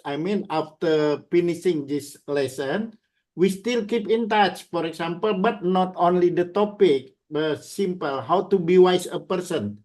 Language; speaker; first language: English; non-native, learner; Indonesian